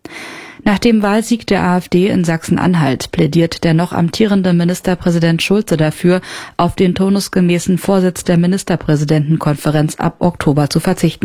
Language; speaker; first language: German; native; German